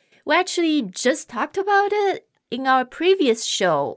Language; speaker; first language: English; non-native, fluent; Chinese